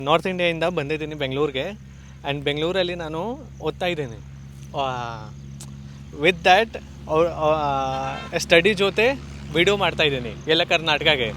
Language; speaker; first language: Kannada; non-native, learner; Hindi